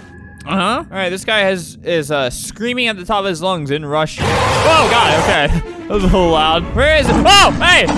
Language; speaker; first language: English; native; English